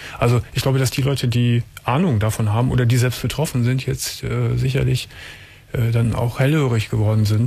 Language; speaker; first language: German; native; German